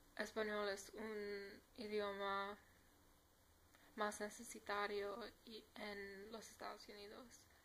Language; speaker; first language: Spanish; non-native, learner; English